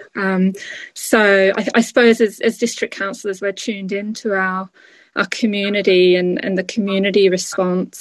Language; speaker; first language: English; native; English